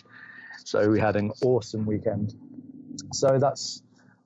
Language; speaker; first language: English; native; English